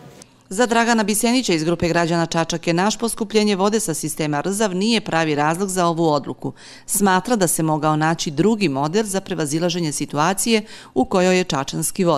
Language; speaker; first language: Serbian; native; Serbian